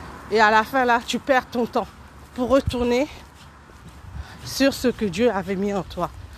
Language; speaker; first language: French; early bilingual, other home language; Haitian Creole